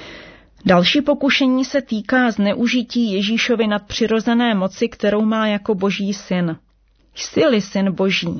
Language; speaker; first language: Czech; native; Czech